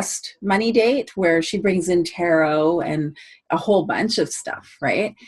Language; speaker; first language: English; native; English